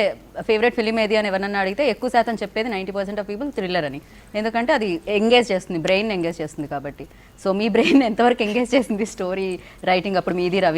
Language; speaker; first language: Telugu; native; Telugu